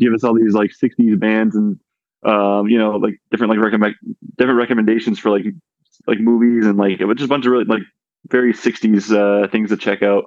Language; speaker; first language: English; native; English